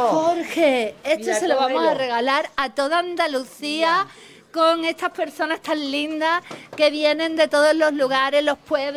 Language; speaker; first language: Spanish; native; Spanish